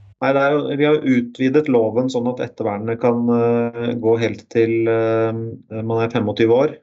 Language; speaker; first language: Norwegian; native; Norwegian